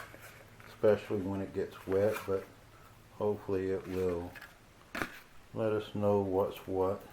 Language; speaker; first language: English; native; English